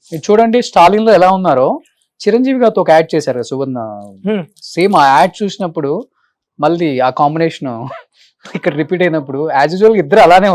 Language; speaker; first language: Telugu; native; Telugu